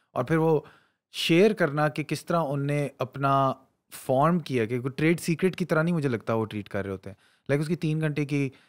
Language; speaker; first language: Urdu; native; Urdu